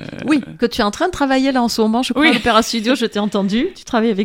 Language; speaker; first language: French; native; French